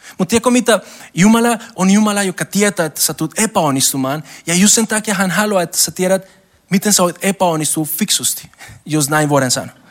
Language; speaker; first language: Finnish; non-native, learner; Spanish